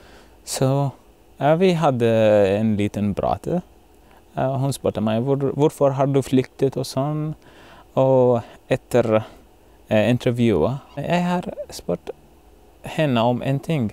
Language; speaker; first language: Norwegian; non-native, fluent; Arabic